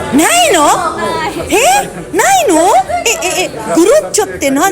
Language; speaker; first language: Japanese; non-native, learner; Filipino